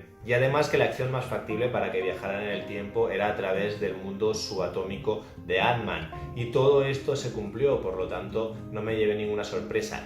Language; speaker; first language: Spanish; native; Spanish